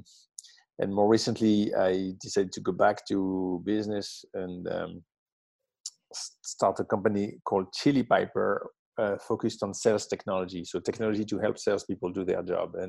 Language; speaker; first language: English; non-native, fluent; French